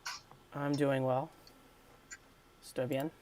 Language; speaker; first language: Spanish; non-native, learner; English